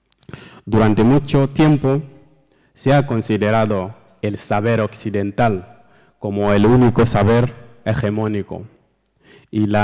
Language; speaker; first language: Spanish; non-native, learner; Fula